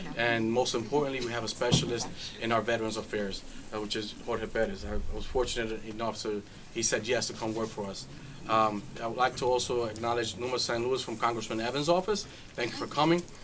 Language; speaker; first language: English; early bilingual, other home language; Spanish